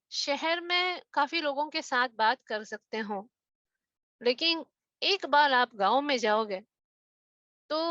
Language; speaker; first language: Hindi; non-native, fluent; Japanese